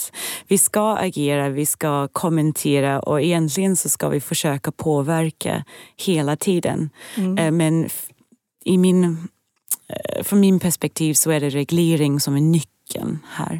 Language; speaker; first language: Swedish; non-native, fluent; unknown